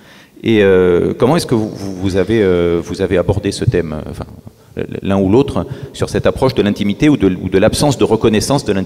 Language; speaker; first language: French; native; French